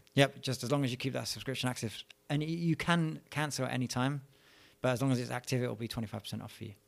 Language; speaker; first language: English; native; English